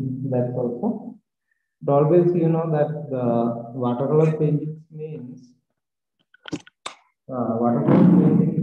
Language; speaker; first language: English; non-native, learner; Malayalam